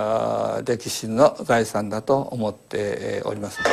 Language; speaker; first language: Japanese; native; Japanese